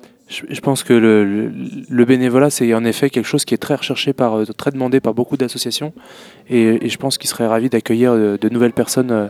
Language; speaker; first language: French; native; French